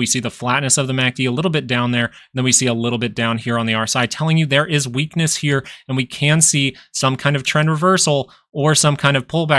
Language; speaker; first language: English; native; English